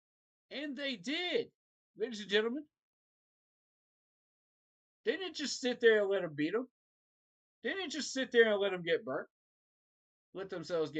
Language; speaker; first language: English; native; English